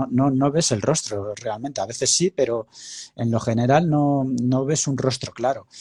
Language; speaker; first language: Spanish; native; Spanish